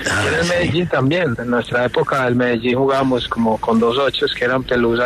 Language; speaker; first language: Spanish; native; Spanish